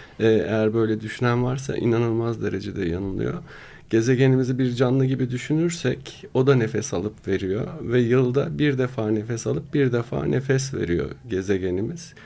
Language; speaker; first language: Turkish; native; Turkish